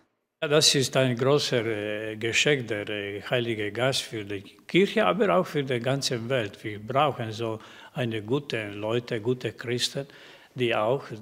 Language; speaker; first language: German; non-native, learner; Croatian